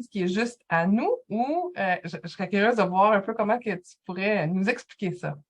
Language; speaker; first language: French; native; French